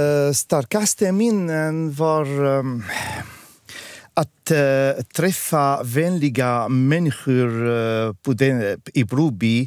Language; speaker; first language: Swedish; non-native, fluent; Arabic